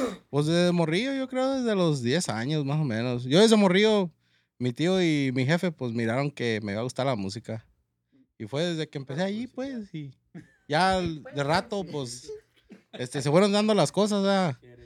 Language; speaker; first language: Spanish; early bilingual, heritage; Spanish